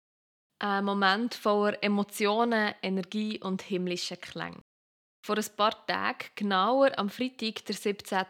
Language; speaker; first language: German; native; German